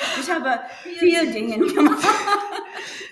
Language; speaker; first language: German; non-native, learner; English